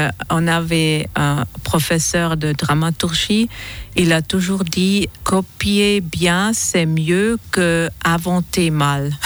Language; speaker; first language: French; non-native, fluent; German